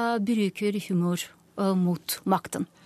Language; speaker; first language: Norwegian; non-native, fluent; Turkish